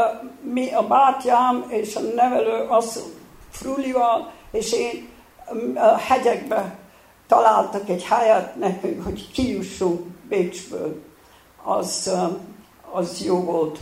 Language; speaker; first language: Hungarian; early bilingual, heritage; Hungarian